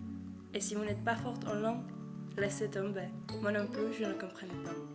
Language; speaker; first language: French; non-native, learner; Czech